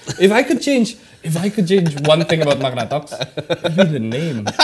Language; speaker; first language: Indonesian; native; Indonesian